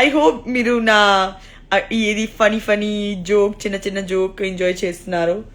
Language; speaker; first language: Telugu; non-native, local second language; Gujarati